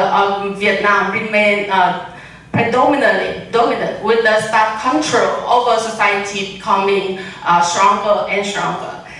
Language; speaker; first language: English; non-native, learner; Vietnamese